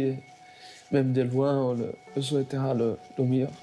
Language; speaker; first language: French; non-native, fluent; Portuguese